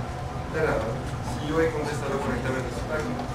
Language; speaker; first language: Spanish; non-native, fluent; French